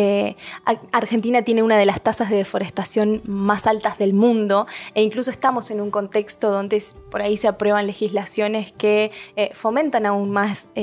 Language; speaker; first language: Spanish; native; Spanish